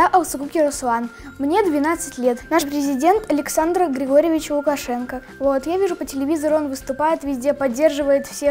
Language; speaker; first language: Russian; native; Russian